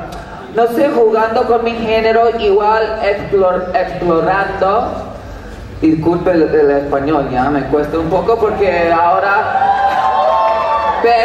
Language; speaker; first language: Spanish; early bilingual, heritage; Spanish